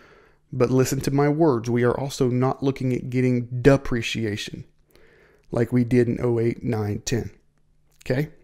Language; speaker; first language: English; native; English